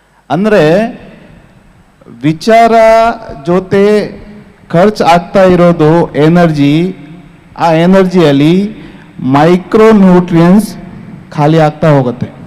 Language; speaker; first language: Kannada; non-native, fluent; Hindi